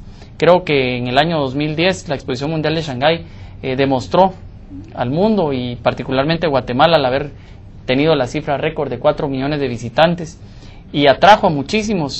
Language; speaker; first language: Spanish; native; Spanish